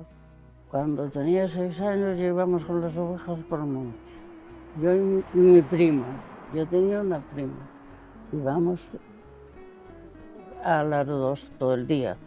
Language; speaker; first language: Spanish; non-native, local second language; Galician